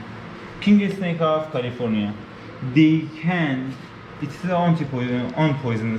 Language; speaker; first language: English; non-native, learner; Persian